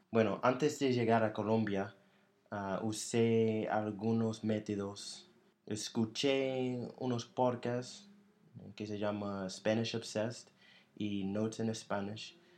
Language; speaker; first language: Spanish; non-native, fluent; English